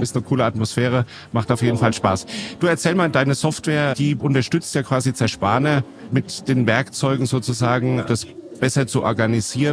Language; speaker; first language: German; native; German